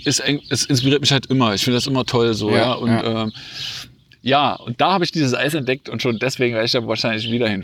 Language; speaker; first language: German; native; German